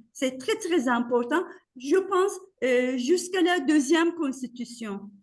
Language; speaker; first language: French; non-native, fluent; Turkish